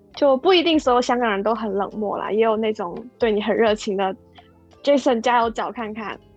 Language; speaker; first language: Chinese; native; Chinese